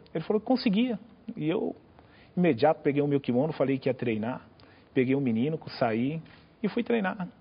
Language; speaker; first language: Portuguese; native; Portuguese